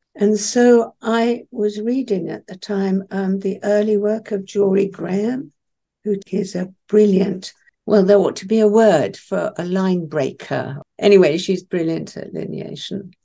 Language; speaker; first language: English; non-native, local second language; Persian